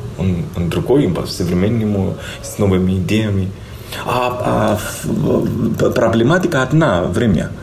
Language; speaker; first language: Russian; non-native, fluent; Greek